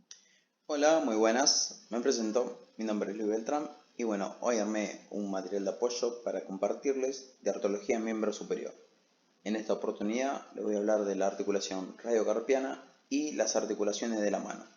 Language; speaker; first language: Spanish; native; Spanish